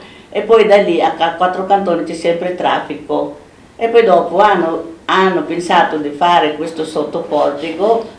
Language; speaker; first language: Italian; non-native, fluent; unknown